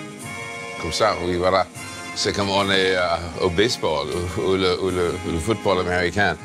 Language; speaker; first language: French; non-native, fluent; English